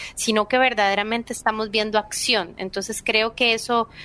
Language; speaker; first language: Spanish; native; Spanish